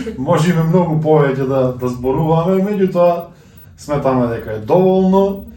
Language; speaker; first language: Macedonian; native; Macedonian